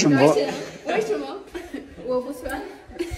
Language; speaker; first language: Chinese; non-native, learner; Amharic